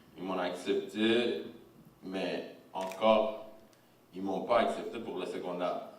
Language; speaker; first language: French; non-native, fluent; Persian